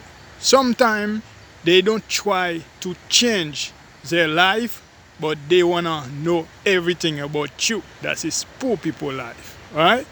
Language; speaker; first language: English; non-native, learner; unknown